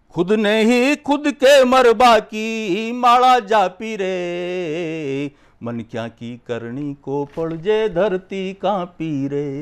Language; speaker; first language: Hindi; native; Hindi